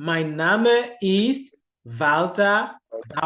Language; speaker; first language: German; non-native, learner; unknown